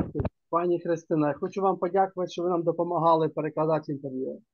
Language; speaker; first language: Ukrainian; native; Ukrainian